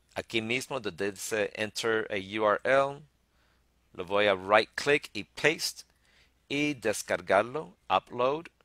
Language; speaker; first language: Spanish; early bilingual, heritage; Spanish